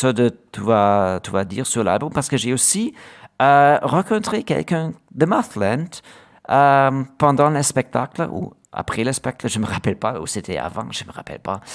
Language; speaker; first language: French; non-native, learner; German